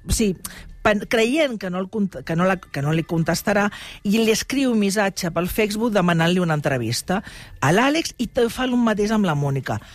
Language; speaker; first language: Catalan; native; Catalan